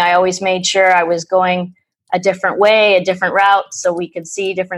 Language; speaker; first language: English; native; English